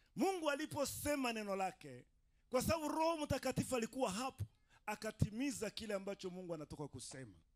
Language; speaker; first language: Swahili; non-native, local second language; Rundi